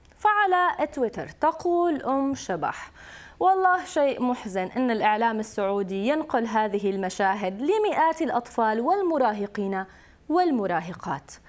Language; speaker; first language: Arabic; native; Arabic